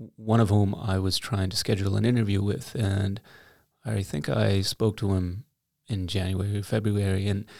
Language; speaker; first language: English; native; English